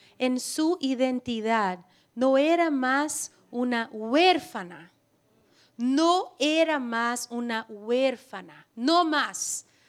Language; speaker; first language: Spanish; non-native, fluent; Portuguese